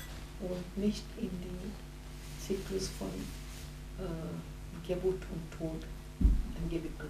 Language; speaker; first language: German; non-native, fluent; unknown